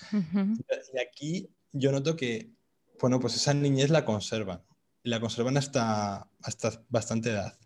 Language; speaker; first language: Spanish; native; Spanish